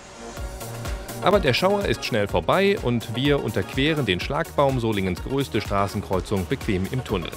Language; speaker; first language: German; native; German